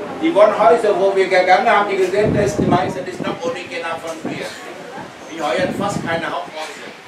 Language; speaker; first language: German; non-native, learner; Vietnamese